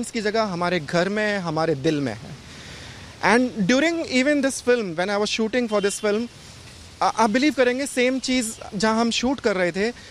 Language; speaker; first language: Hindi; native; Hindi